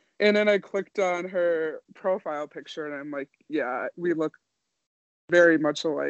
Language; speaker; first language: English; native; English